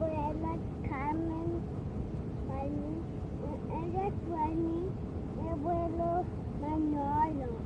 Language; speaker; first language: Spanish; early bilingual, heritage; Spanish